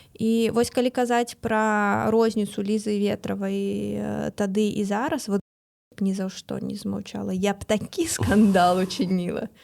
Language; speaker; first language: Belarusian; non-native, local second language; Russian